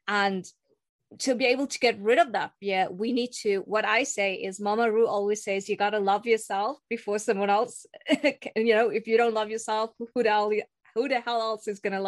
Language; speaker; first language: English; native; English